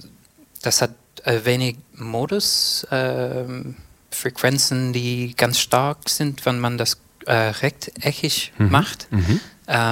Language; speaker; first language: German; non-native, learner; English